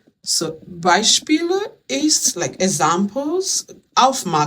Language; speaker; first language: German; non-native, fluent; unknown